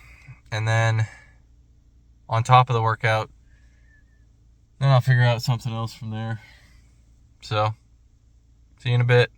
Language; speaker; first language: English; native; English